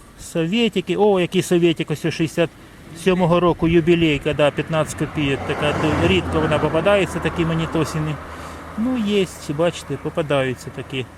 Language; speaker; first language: Ukrainian; native; Ukrainian